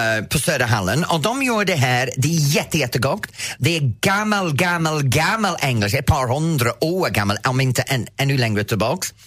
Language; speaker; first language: Swedish; non-native, fluent; English